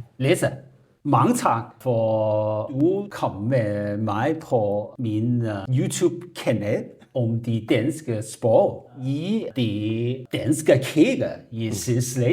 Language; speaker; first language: Danish; non-native, learner; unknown